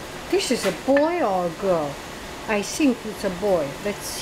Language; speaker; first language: English; non-native, fluent; Chinese